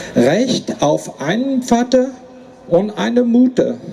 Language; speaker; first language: German; non-native, fluent; French